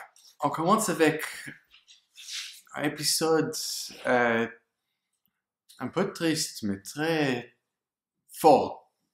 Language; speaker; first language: French; non-native, learner; English